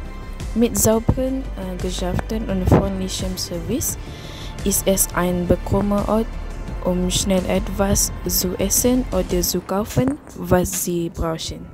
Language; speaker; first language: German; non-native, learner; Malay